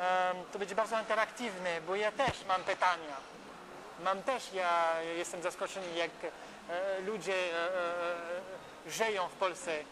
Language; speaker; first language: Polish; non-native, learner; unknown